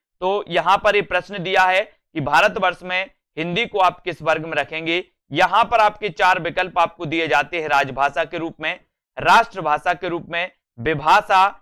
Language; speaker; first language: Hindi; native; Hindi